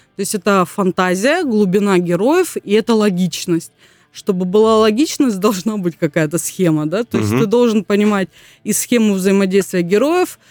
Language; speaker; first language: Russian; native; Russian